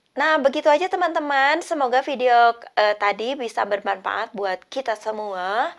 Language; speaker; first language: Indonesian; native; Indonesian